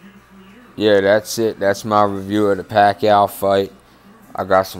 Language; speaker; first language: English; native; English